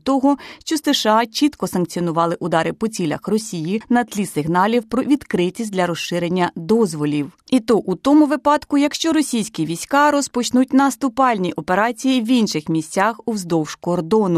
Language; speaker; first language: Ukrainian; native; Ukrainian